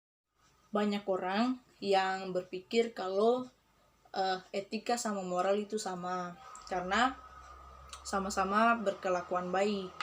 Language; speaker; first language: Indonesian; native; Indonesian